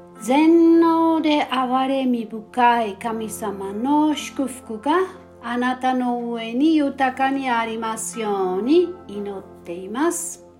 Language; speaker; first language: Japanese; non-native, fluent; German